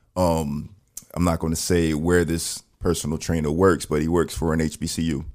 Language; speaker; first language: English; native; English